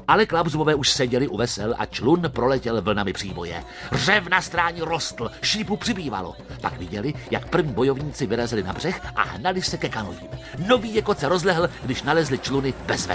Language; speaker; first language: Czech; native; Czech